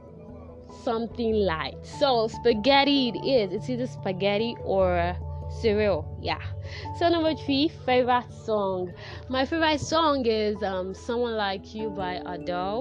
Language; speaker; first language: English; non-native, local second language; Yoruba